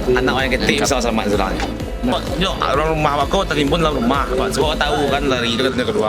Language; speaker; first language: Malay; non-native, local second language; Minangkabau